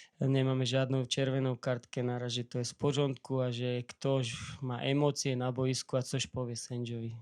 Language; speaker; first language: Polish; non-native, learner; Slovak